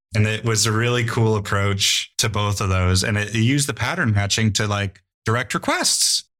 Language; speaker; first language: English; native; English